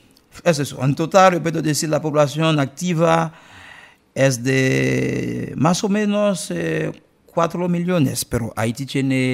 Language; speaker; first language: Spanish; non-native, learner; Haitian Creole